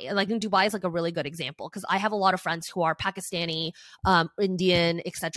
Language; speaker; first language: English; early bilingual, other home language; Chinese